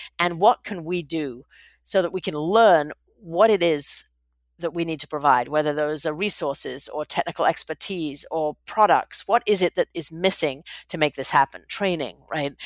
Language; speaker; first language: English; native; English